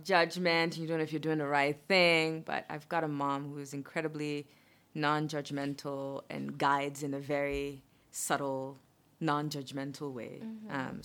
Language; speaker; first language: English; non-native, fluent; French